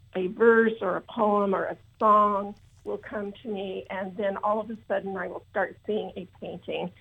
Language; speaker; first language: English; native; English